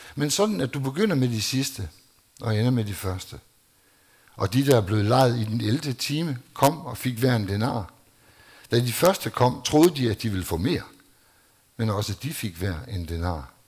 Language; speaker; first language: Danish; native; Danish